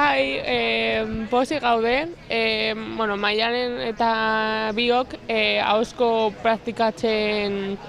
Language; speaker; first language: Basque; non-native, learner; Spanish